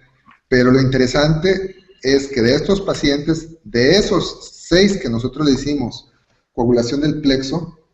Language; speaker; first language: Spanish; native; Spanish